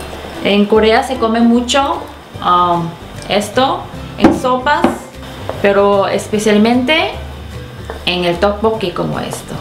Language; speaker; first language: Spanish; non-native, fluent; Korean